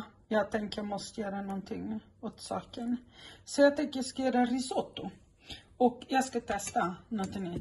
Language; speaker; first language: Swedish; non-native, fluent; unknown